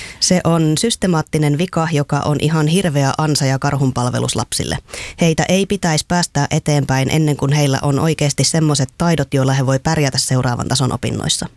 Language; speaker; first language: Finnish; native; Finnish